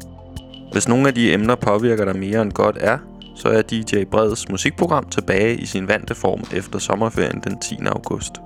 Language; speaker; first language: Danish; native; Danish